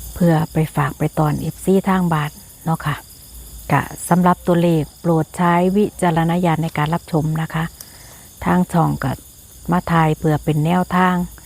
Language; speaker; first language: Thai; native; Thai